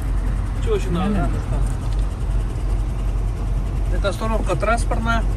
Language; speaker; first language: Russian; native; Russian